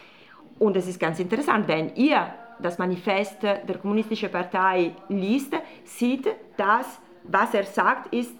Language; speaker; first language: German; non-native, fluent; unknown